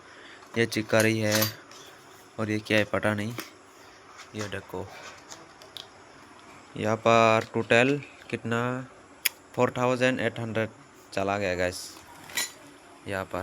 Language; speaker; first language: Hindi; non-native, local second language; Kok Borok